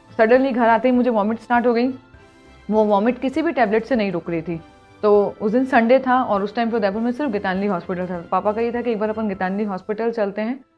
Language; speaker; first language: Hindi; native; Hindi